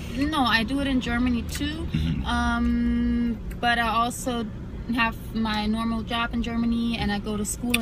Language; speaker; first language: English; early bilingual, other home language; German